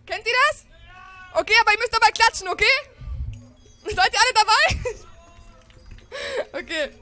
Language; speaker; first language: German; non-native, learner; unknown